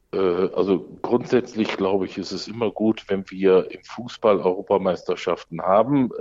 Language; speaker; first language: German; native; German